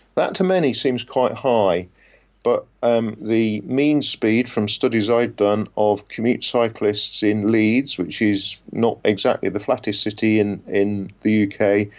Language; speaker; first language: English; native; English